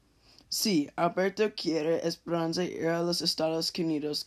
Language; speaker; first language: Spanish; non-native, learner; English